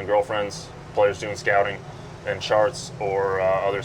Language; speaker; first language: English; native; English